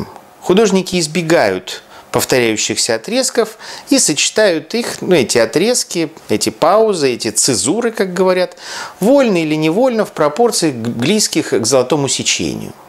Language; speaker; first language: Russian; native; Russian